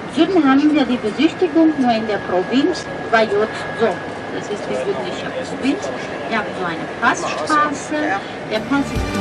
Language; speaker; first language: German; non-native, fluent; Armenian